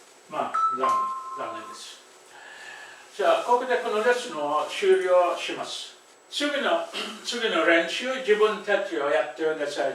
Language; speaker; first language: Japanese; non-native, fluent; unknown